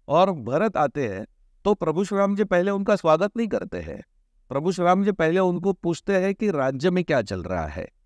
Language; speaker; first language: Hindi; non-native, local second language; Marathi